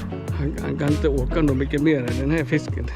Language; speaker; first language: Swedish; non-native, fluent; Vietnamese